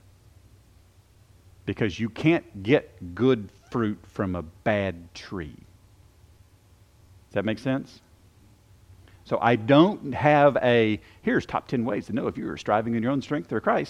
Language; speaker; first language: English; native; English